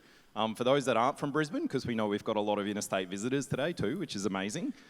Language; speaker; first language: English; native; English